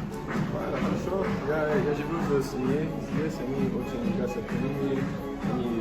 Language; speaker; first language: Russian; non-native, learner; English